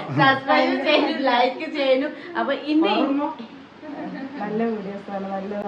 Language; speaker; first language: Malayalam; non-native, learner; Nepali